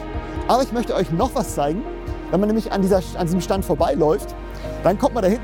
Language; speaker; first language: German; native; German